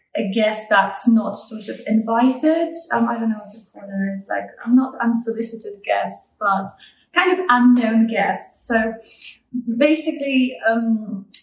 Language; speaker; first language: English; non-native, fluent; Polish